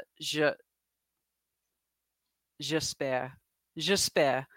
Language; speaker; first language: French; non-native, learner; English